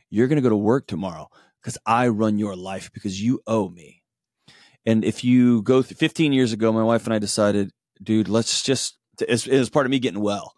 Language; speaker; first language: English; native; English